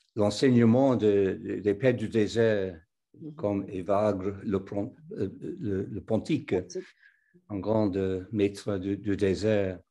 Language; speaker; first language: French; non-native, fluent; English